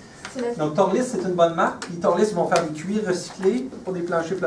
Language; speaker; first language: French; native; French